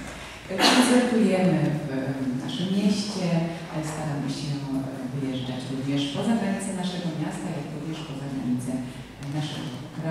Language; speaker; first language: Polish; native; Polish